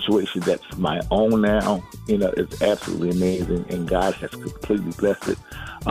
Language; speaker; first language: English; native; English